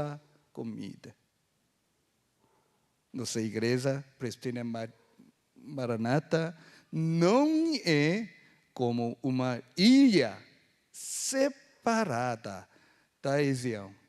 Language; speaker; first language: Portuguese; non-native, fluent; Korean